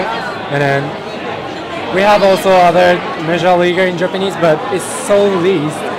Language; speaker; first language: English; non-native, learner; Japanese